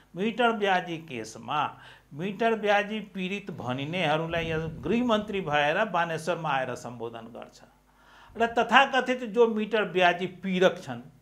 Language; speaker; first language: Nepali; non-native, local second language; Maithili